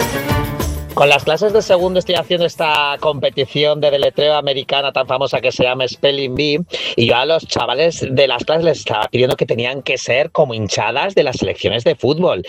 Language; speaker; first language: Spanish; native; Spanish